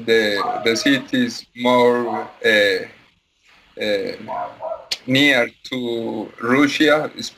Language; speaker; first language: English; non-native, learner; Spanish